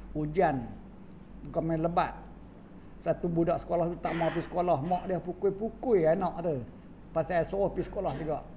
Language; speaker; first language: Malay; native; Malay